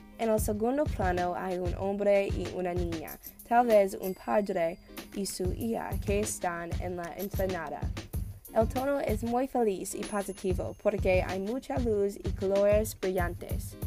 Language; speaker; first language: Spanish; non-native, learner; English